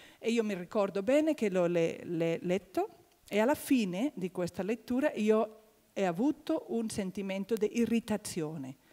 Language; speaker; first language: Italian; non-native, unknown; Catalan